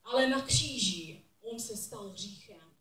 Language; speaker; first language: Czech; non-native, learner; English